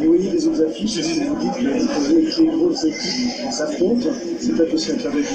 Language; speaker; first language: French; native; French